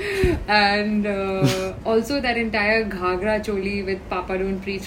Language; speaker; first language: English; non-native, local second language; Hindi